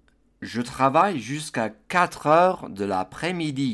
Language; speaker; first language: French; non-native, fluent; English